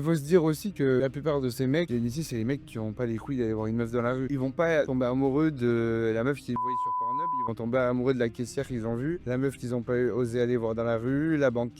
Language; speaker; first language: French; native; French